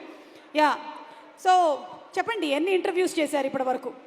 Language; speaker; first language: Telugu; native; Telugu